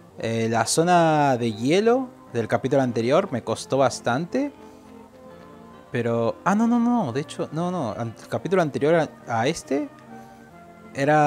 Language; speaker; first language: Spanish; native; Spanish